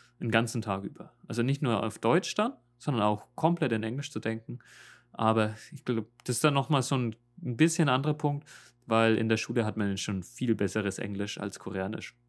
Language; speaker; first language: German; native; German